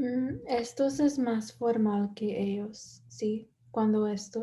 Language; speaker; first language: Spanish; non-native, learner; English